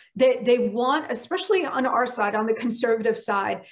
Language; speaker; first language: English; native; English